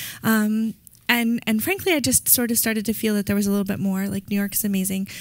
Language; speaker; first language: English; native; English